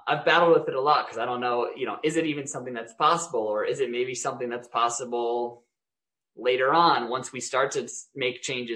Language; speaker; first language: English; native; English